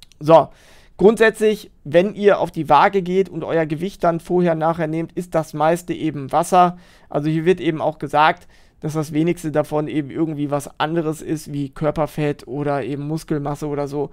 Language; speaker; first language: German; native; German